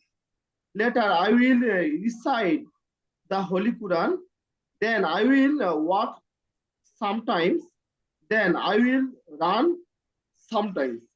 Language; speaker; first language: English; non-native, learner; Bangla